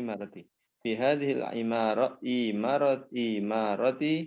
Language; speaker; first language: Arabic; non-native, learner; Indonesian